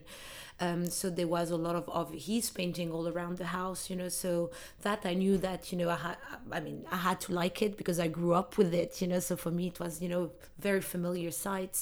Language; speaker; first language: English; non-native, fluent; Arabic